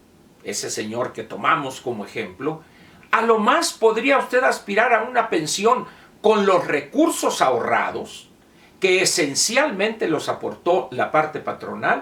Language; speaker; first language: Spanish; native; Spanish